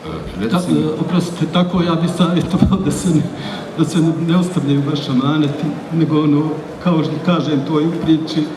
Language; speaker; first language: Bosnian; native; Bosnian